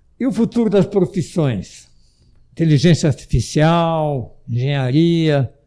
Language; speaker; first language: Portuguese; native; Portuguese